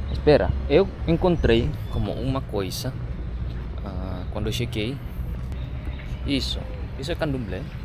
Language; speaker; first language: Portuguese; non-native, learner; Indonesian